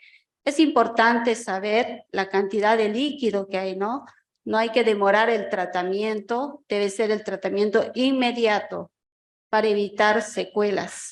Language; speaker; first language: Spanish; native; Spanish